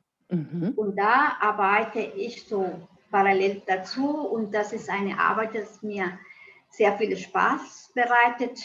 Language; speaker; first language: German; non-native, fluent; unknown